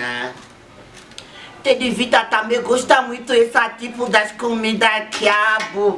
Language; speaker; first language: Portuguese; non-native, learner; Lingala